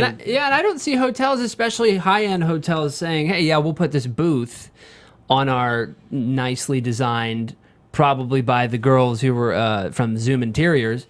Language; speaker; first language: English; native; English